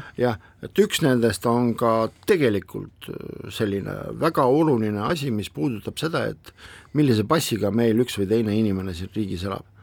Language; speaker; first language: Estonian; non-native, local second language; Russian